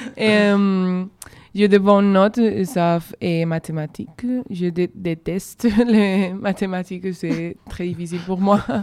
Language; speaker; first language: French; non-native, learner; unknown